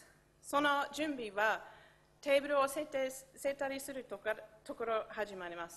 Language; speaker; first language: Japanese; non-native, fluent; English